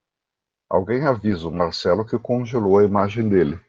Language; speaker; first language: Portuguese; native; Portuguese